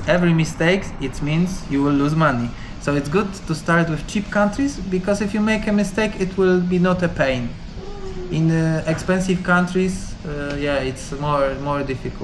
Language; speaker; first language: English; non-native, learner; Polish